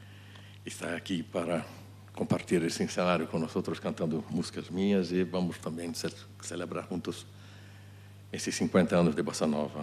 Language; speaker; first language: Portuguese; non-native, fluent; Spanish